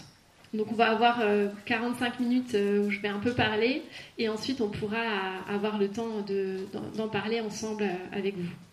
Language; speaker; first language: French; native; French